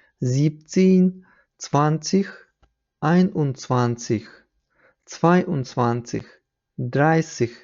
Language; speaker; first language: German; non-native, fluent; Ukrainian